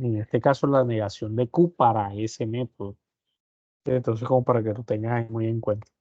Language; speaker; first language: Spanish; native; Spanish